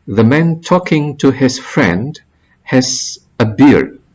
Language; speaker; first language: English; non-native, fluent; Indonesian